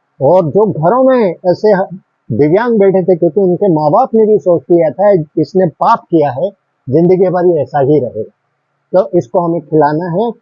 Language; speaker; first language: Hindi; native; Hindi